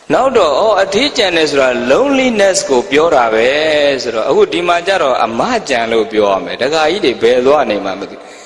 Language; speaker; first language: Burmese; native; Burmese